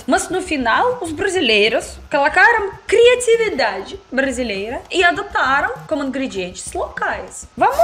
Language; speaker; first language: Portuguese; non-native, learner; Russian